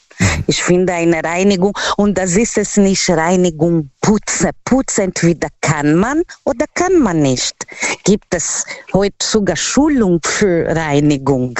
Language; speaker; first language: German; non-native, learner; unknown